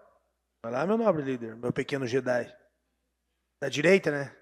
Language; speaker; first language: Portuguese; native; Portuguese